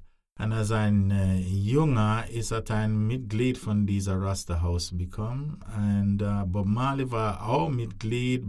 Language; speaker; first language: German; non-native, fluent; English